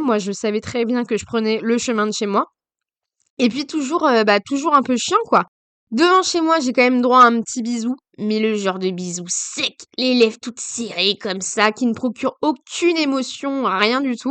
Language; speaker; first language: French; native; French